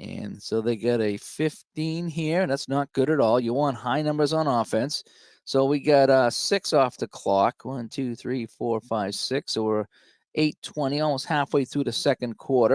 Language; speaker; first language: English; native; English